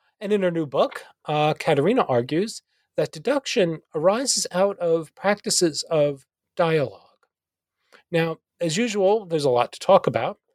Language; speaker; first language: English; native; English